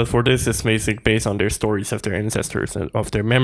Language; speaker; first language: English; non-native, fluent; Chinese